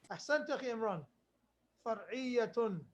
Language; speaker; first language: Arabic; non-native, fluent; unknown